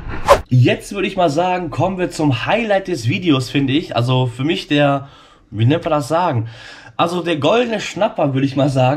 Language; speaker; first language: German; native; German